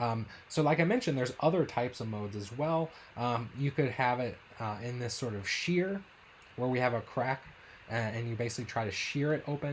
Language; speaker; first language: English; native; English